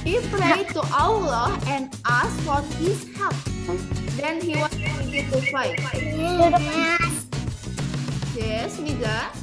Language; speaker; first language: English; non-native, local second language; Indonesian